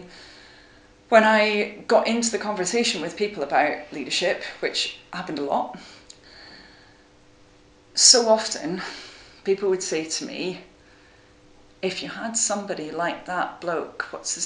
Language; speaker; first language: English; native; English